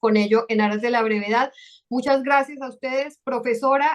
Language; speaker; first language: Spanish; native; Spanish